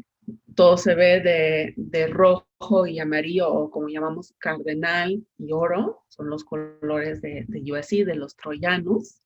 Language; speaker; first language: Spanish; non-native, fluent; English